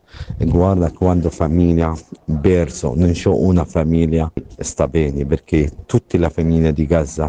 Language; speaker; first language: Italian; non-native, learner; Arabic